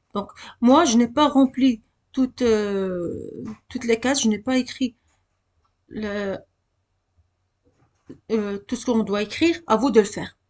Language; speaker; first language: French; non-native, local second language; Arabic